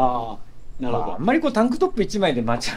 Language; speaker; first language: Japanese; native; Japanese